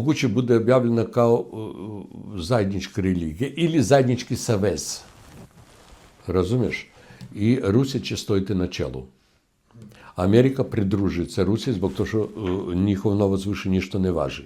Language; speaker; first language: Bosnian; non-native, fluent; Russian